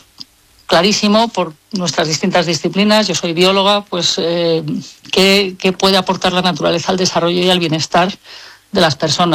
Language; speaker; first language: Spanish; native; Spanish